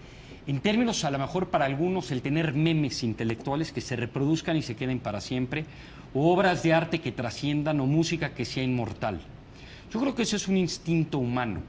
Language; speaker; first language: Spanish; native; Spanish